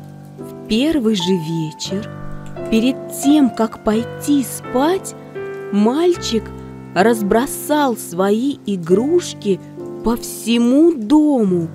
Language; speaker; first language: Russian; native; Russian